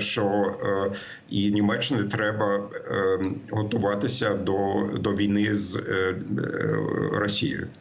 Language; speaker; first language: Ukrainian; non-native, fluent; German